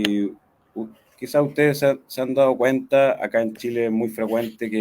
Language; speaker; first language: Spanish; native; Spanish